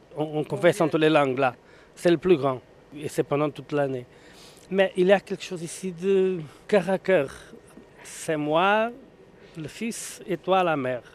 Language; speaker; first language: French; non-native, fluent; Portuguese